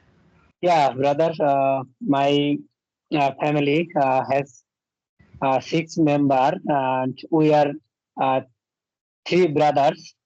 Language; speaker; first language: English; non-native, learner; Bangla